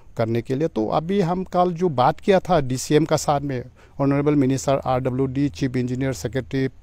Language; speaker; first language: Hindi; non-native, local second language; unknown